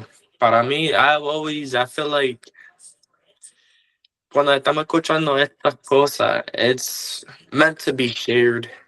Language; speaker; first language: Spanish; early bilingual, heritage; Spanish